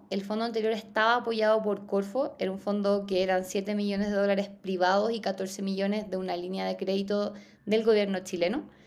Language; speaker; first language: Spanish; native; Spanish